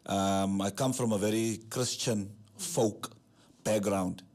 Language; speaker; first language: English; non-native, local second language; Afrikaans